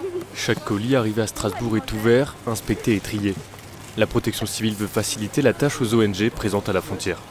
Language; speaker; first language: French; native; French